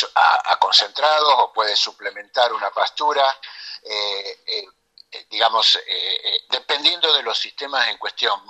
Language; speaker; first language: Spanish; native; Spanish